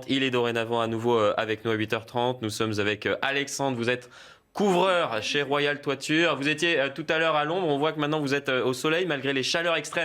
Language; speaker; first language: French; native; French